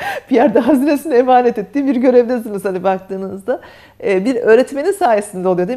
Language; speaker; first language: Turkish; native; Turkish